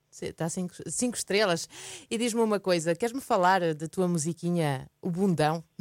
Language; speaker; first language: Portuguese; early bilingual, heritage; Portuguese